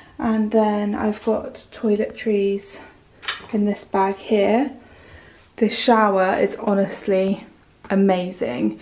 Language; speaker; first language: English; native; English